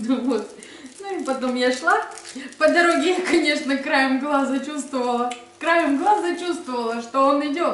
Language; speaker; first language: Russian; native; Russian